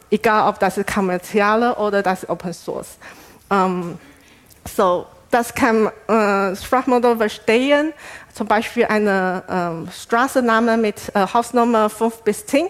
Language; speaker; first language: German; non-native, fluent; Chinese